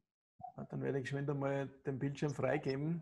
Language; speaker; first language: German; native; German